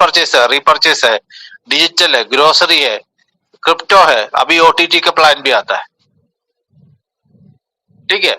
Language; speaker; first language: Hindi; non-native, local second language; Malayalam